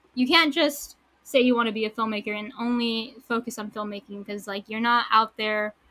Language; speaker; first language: English; native; English